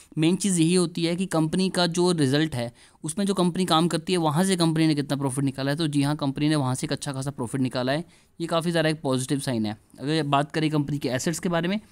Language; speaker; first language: Hindi; native; Hindi